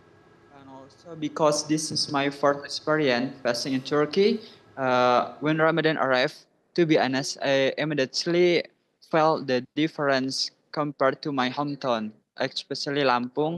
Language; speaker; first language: English; non-native, learner; Indonesian